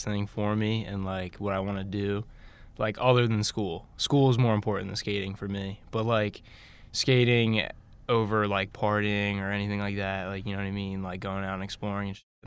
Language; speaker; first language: English; native; English